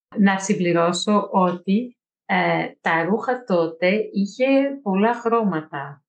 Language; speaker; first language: Greek; non-native, fluent; Portuguese